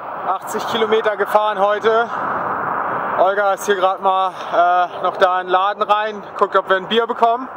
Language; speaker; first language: German; native; German